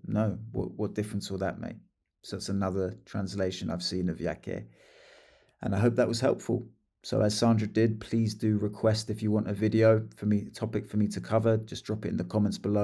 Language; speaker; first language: English; native; English